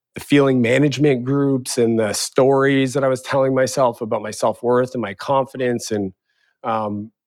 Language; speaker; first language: English; native; English